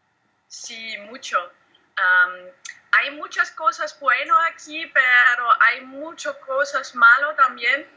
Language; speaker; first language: Spanish; non-native, learner; German